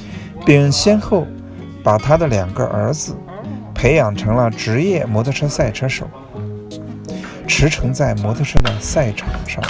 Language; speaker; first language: Chinese; native; Chinese